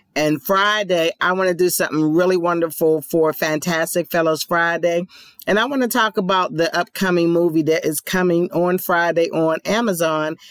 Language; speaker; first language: English; native; English